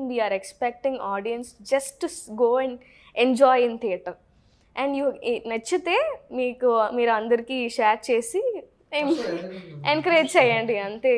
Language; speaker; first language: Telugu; non-native, learner; Tamil